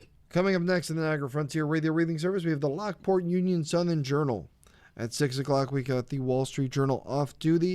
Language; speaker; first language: English; native; English